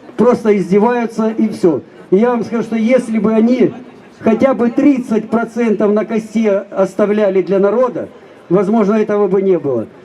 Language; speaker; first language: Russian; native; Russian